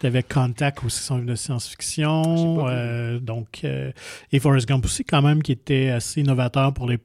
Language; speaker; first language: French; native; French